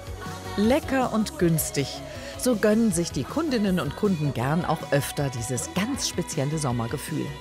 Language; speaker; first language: German; native; German